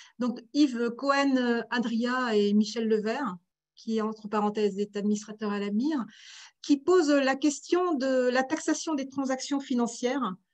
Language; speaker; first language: French; native; French